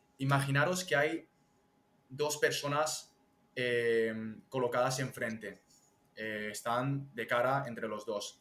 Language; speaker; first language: Spanish; early bilingual, other home language; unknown